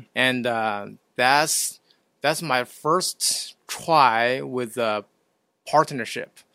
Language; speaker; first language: English; non-native, fluent; Chinese